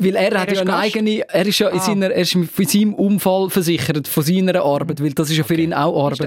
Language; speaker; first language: German; native; German